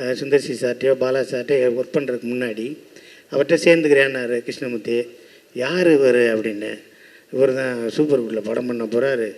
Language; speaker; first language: Tamil; native; Tamil